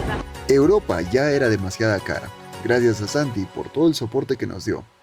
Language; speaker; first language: Spanish; native; Spanish